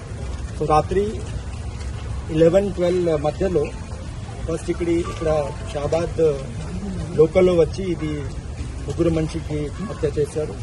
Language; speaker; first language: Telugu; non-native, local second language; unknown